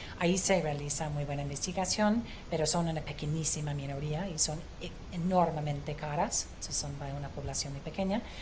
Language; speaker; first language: Spanish; non-native, fluent; English